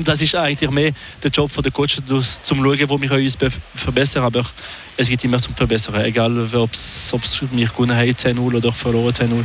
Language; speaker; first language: German; non-native, local second language; French